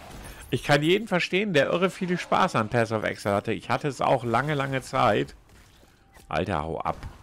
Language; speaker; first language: German; native; German